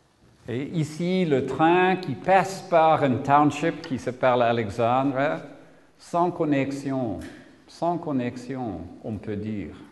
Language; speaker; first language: French; non-native, learner; English